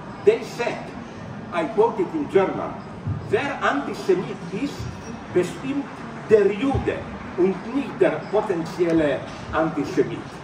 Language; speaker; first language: German; non-native, learner; Slovenian